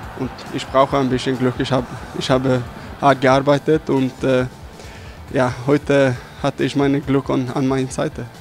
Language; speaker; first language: German; non-native, learner; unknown